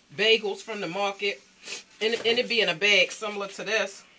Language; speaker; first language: English; native; English